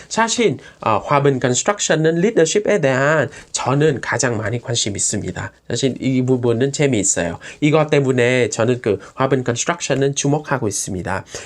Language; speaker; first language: Korean; non-native, fluent; Vietnamese